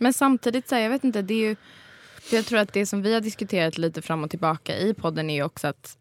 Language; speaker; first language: Swedish; native; Swedish